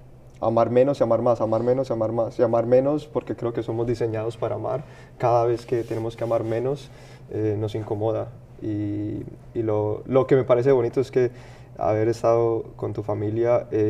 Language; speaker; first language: Spanish; early bilingual, heritage; Spanish